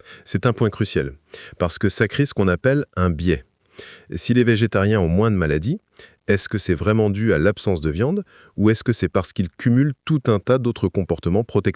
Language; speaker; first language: French; native; French